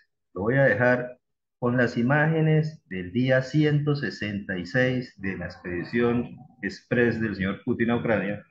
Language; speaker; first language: Spanish; native; Spanish